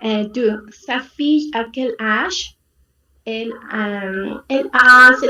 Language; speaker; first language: French; non-native, learner; Spanish